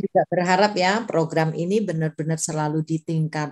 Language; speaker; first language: Indonesian; native; Indonesian